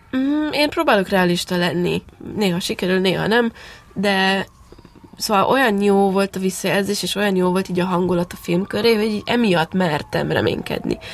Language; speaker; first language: Hungarian; early bilingual, heritage; Hungarian